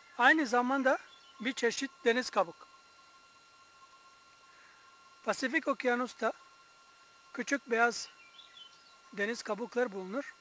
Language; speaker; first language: Turkish; non-native, fluent; English